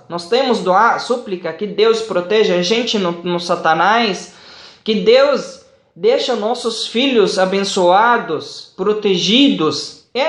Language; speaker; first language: Portuguese; non-native, fluent; Arabic